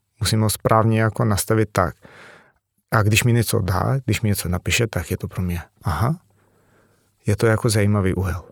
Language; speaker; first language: Czech; non-native, fluent; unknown